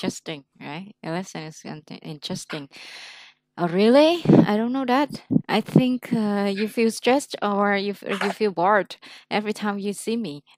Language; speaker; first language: English; non-native, fluent; Vietnamese